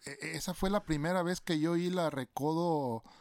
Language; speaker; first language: Spanish; early bilingual, other home language; English